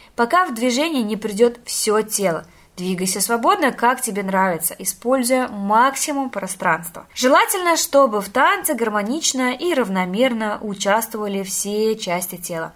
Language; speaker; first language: Russian; native; Russian